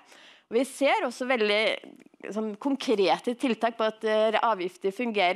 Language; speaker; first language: Norwegian; native; Norwegian